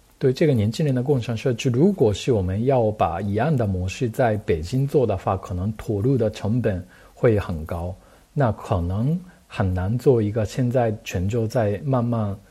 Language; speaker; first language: Chinese; non-native, fluent; Japanese